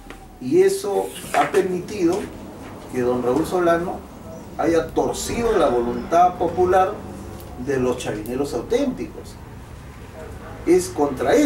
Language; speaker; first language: Spanish; native; Spanish